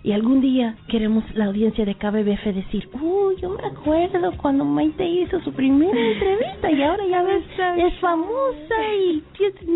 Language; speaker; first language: Spanish; early bilingual, heritage; Spanish